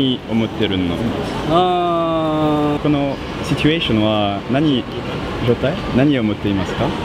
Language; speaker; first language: Japanese; non-native, learner; French